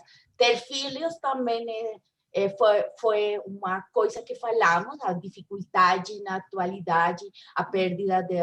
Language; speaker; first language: Portuguese; non-native, learner; Spanish